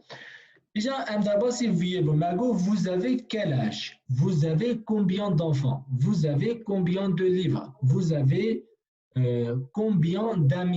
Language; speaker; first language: French; non-native, fluent; Kurdish